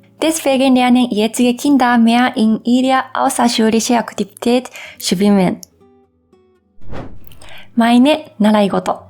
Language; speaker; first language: German; non-native, fluent; Japanese